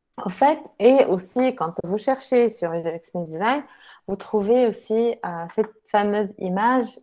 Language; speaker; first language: French; non-native, local second language; Arabic